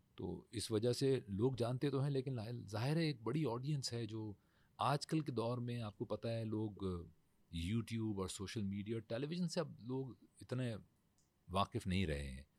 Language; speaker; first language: Urdu; native; Urdu